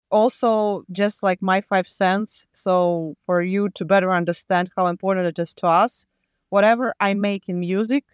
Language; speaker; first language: English; non-native, fluent; Latvian